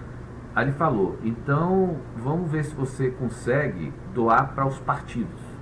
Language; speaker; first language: Portuguese; native; Portuguese